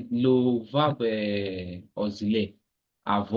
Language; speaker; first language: French; non-native, learner; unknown